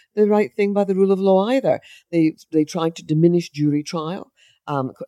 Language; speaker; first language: English; native; English